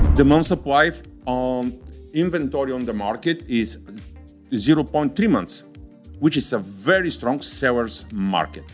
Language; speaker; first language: English; non-native, fluent; Bulgarian